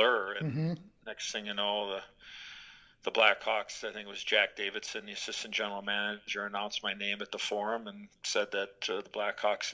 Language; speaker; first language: English; native; English